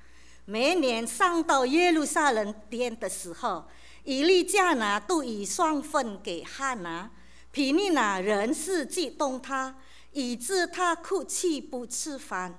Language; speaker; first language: Chinese; native; Chinese